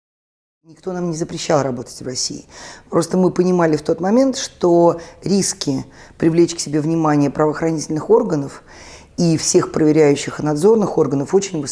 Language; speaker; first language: Russian; native; Russian